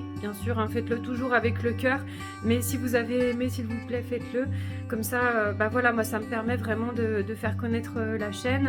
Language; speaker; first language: French; native; French